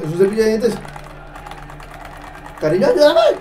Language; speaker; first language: Spanish; native; Spanish